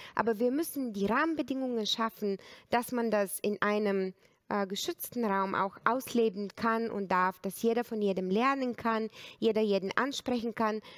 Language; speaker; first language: German; non-native, fluent; Bulgarian